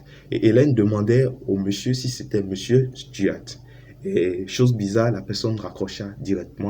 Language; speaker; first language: French; native; French